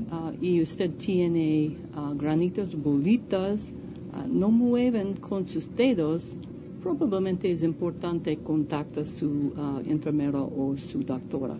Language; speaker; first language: Spanish; non-native, learner; English